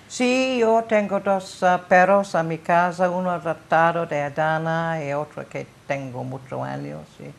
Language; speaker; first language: Spanish; non-native, learner; English